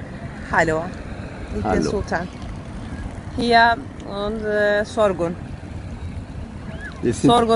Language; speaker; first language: German; non-native, learner; Turkish